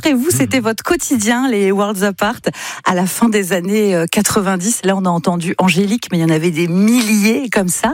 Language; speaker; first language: French; native; French